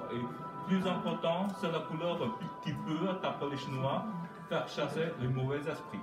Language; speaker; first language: French; non-native, fluent; Chinese